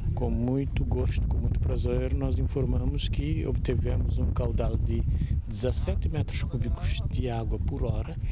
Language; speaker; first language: Portuguese; non-native, local second language; Kabuverdianu